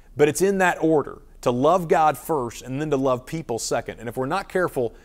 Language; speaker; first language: English; native; English